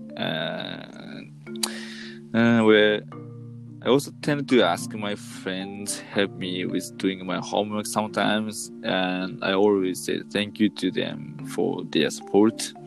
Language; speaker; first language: English; non-native, fluent; Japanese